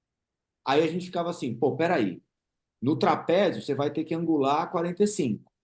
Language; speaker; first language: Portuguese; native; Portuguese